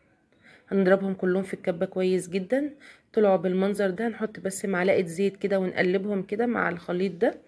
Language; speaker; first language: Arabic; native; Arabic